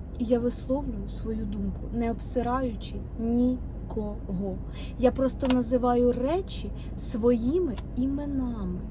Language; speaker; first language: Ukrainian; non-native, local second language; Russian